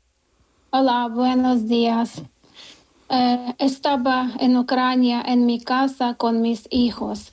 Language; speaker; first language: Spanish; non-native, learner; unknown